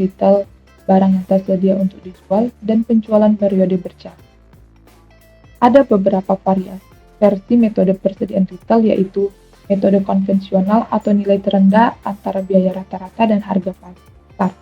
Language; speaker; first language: Indonesian; native; Indonesian